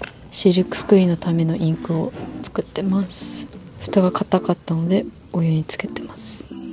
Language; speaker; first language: Japanese; early bilingual, other home language; English